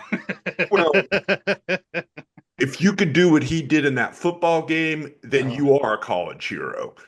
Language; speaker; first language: English; native; English